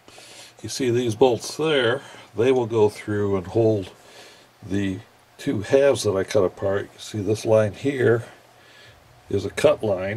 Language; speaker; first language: English; native; English